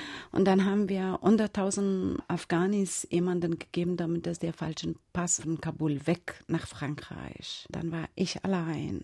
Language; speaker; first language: German; non-native, fluent; Persian